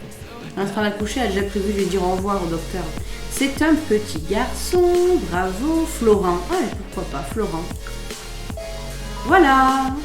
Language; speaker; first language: French; native; French